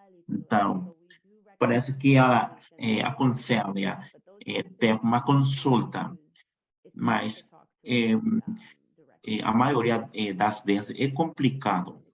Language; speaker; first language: Portuguese; non-native, fluent; Spanish